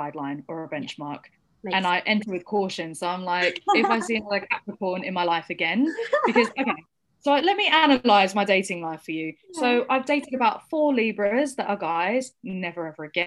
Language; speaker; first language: English; native; English